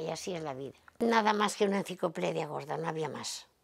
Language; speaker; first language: Spanish; native; Spanish